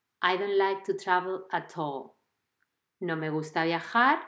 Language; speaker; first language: English; non-native, fluent; Spanish